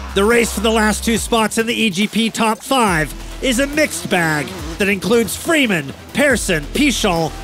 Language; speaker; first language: English; non-native, fluent; Portuguese